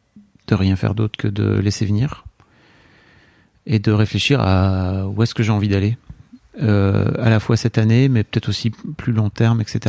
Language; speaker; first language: French; native; French